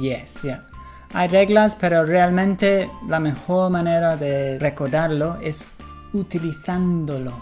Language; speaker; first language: Spanish; non-native, fluent; English